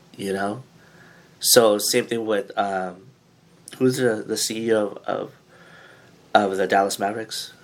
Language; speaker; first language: English; early bilingual, other home language; Filipino